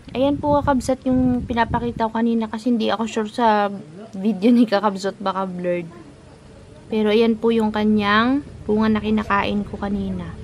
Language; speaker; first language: Filipino; non-native, local second language; Iloko